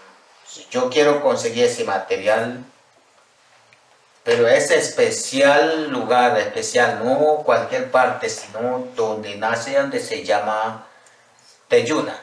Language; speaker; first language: Spanish; non-native, local second language; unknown